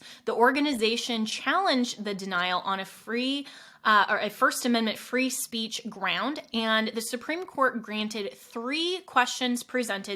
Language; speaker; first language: English; native; English